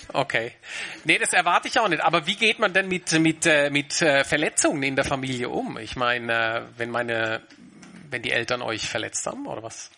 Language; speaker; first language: German; native; German